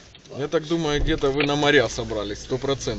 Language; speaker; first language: Russian; native; Russian